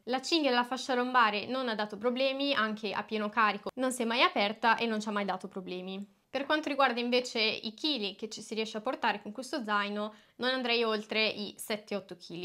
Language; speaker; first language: Italian; native; Italian